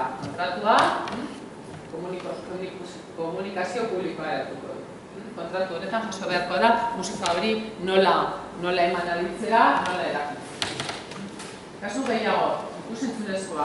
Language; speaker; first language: Basque; native; Basque